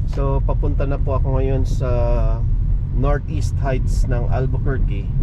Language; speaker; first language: Filipino; native; Filipino